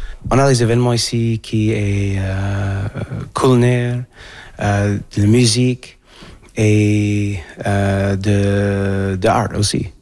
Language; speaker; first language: French; non-native, fluent; English